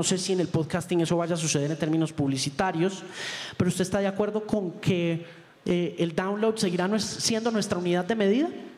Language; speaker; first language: Spanish; native; Spanish